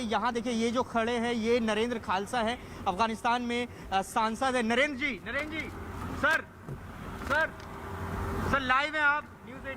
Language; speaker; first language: Hindi; native; Hindi